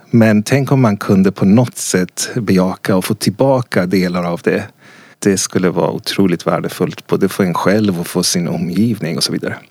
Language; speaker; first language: Swedish; non-native, fluent; Persian